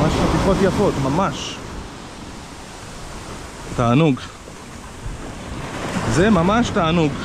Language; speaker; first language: Hebrew; native; Hebrew